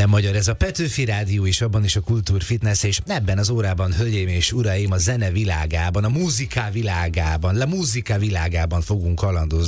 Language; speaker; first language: Hungarian; native; Hungarian